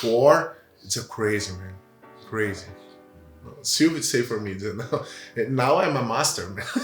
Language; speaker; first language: English; non-native, learner; Portuguese